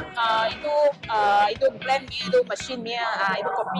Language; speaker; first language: Malay; non-native, local second language; Chinese